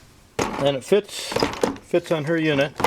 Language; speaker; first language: English; native; English